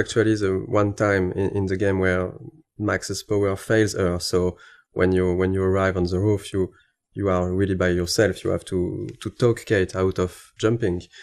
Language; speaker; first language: English; non-native, fluent; French